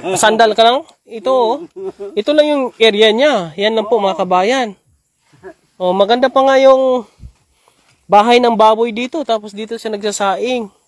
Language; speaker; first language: Filipino; non-native, local second language; Hiligaynon